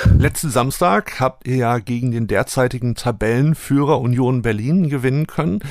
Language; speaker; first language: German; native; German